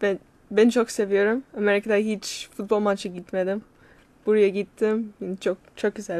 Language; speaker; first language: Turkish; early bilingual, other home language; English